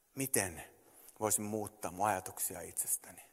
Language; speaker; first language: Finnish; early bilingual, heritage; Finnish